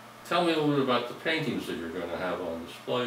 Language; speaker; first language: English; native; English